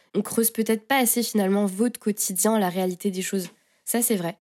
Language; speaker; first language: French; native; French